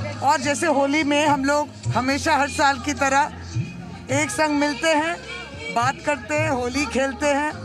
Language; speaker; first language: Hindi; non-native, local second language; Bangla